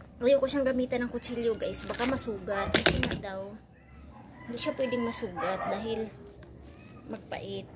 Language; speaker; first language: Filipino; non-native, local second language; Cebuano